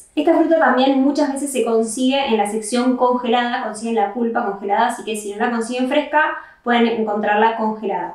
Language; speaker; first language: Spanish; native; Spanish